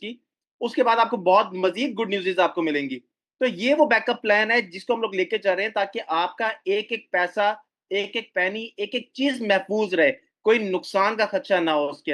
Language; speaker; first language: Hindi; native; Hindi